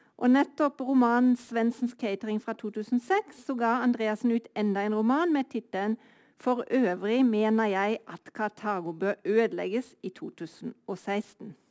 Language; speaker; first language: Norwegian; native; Norwegian